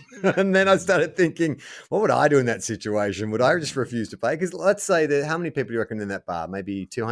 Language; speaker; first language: English; native; English